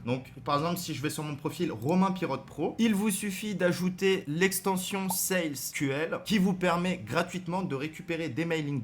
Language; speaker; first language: French; native; French